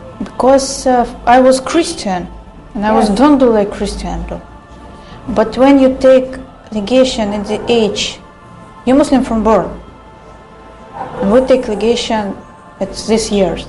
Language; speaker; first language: English; non-native, learner; Russian